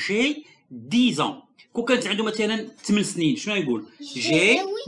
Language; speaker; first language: French; non-native, local second language; Arabic